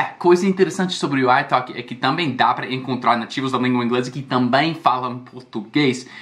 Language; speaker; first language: Portuguese; non-native, fluent; English